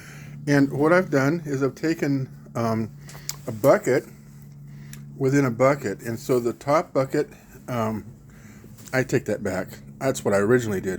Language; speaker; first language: English; native; English